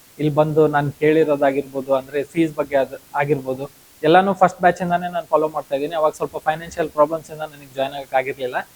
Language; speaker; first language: Kannada; native; Kannada